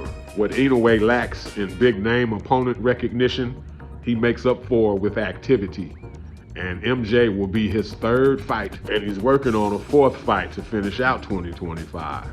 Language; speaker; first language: English; native; English